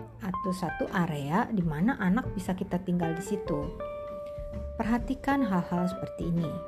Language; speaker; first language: Indonesian; native; Indonesian